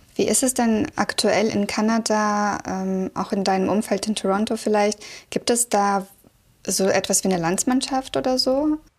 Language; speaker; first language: German; early bilingual, other home language; Russian